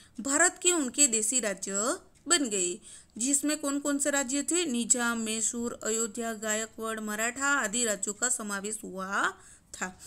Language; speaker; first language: Hindi; non-native, local second language; Gujarati